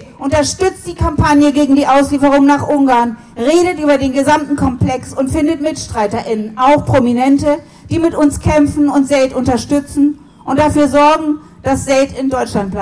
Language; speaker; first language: German; native; German